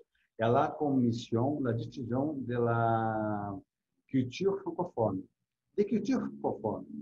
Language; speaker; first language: French; non-native, fluent; Portuguese